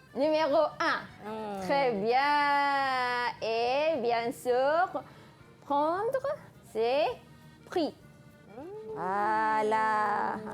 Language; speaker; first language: French; non-native, fluent; Malay